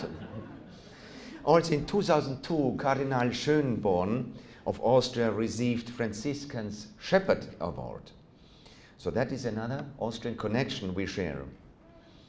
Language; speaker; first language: English; non-native, fluent; German